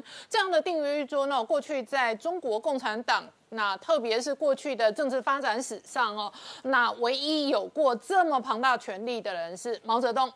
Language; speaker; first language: Chinese; native; Chinese